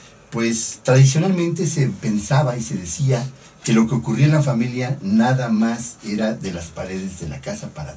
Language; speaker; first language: Spanish; native; Spanish